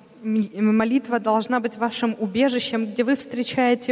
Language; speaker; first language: Russian; native; Russian